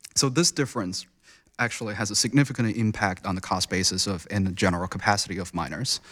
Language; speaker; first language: English; non-native, fluent; Chinese